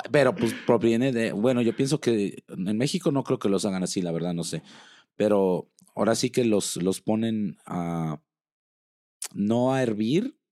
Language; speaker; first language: Spanish; early bilingual, heritage; Spanish